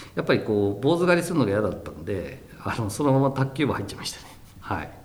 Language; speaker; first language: Japanese; native; Japanese